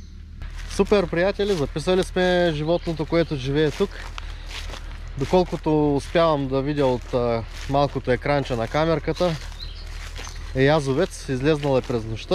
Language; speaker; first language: Bulgarian; native; Bulgarian